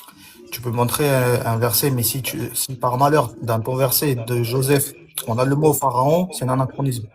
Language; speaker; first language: French; native; French